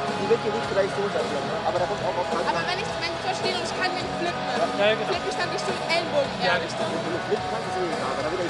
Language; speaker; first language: German; native; German